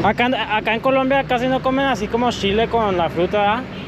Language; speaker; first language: Spanish; non-native, learner; English